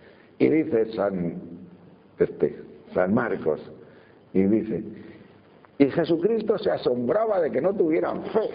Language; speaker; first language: Spanish; native; Spanish